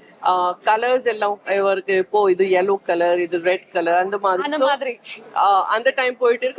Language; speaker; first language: Tamil; non-native, fluent; Gujarati